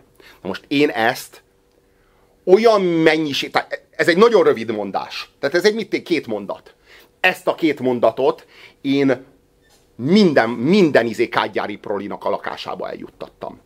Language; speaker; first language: Hungarian; native; Hungarian